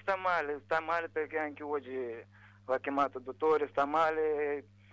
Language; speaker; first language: Italian; non-native, learner; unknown